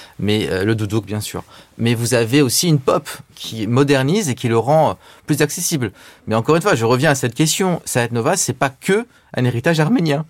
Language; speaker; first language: French; native; French